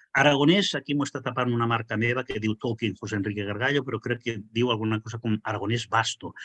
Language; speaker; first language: Catalan; non-native, local second language; Spanish